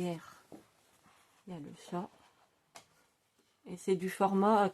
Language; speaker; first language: French; native; French